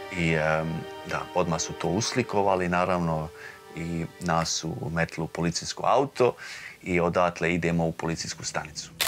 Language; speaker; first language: Serbian; native; Serbian